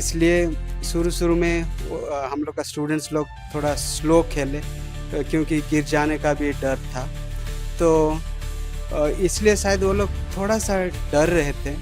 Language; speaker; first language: Hindi; non-native, local second language; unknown